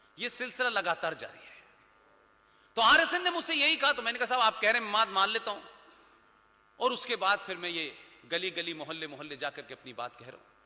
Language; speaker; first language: Hindi; native; Hindi